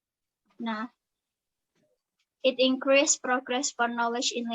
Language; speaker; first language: English; non-native, learner; Indonesian